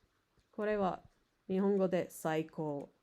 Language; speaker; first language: Japanese; non-native, learner; English